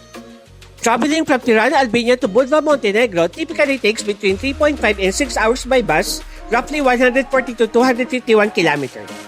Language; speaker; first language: English; non-native, local second language; Filipino